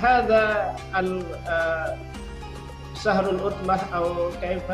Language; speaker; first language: Arabic; non-native, learner; Indonesian